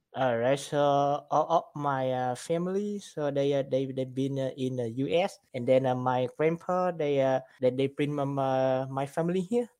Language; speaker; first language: English; non-native, learner; Vietnamese